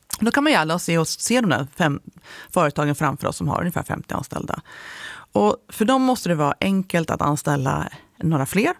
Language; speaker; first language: Swedish; native; Swedish